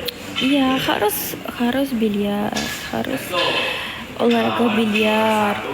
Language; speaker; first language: Indonesian; non-native, learner; Russian